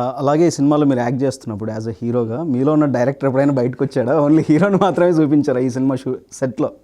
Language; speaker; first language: Telugu; native; Telugu